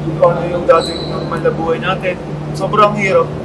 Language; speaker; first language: Filipino; native; Filipino